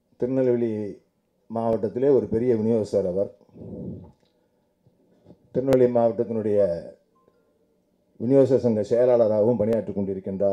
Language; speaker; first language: Tamil; native; Tamil